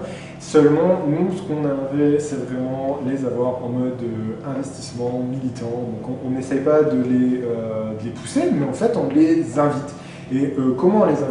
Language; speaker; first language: French; native; French